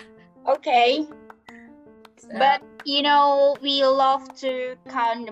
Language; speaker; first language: English; non-native, learner; Indonesian